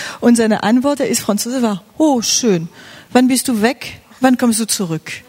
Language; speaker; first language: German; non-native, fluent; French